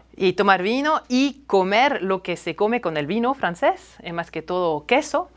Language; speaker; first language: Spanish; non-native, fluent; French